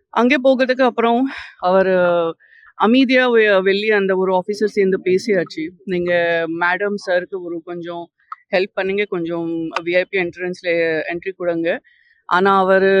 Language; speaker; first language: Tamil; non-native, fluent; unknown